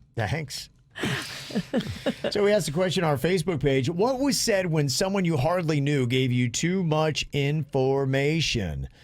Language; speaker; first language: English; native; English